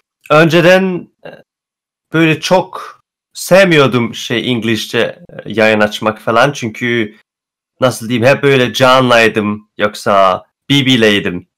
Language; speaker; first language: Turkish; early bilingual, heritage; Turkish